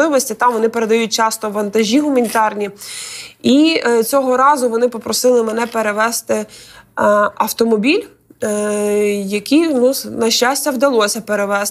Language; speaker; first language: Ukrainian; native; Ukrainian